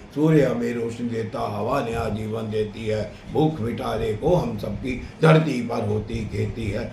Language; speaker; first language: Hindi; non-native, local second language; Punjabi